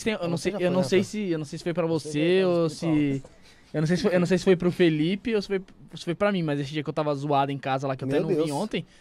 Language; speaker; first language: Portuguese; native; Portuguese